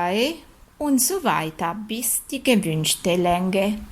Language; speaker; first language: German; non-native, learner; Italian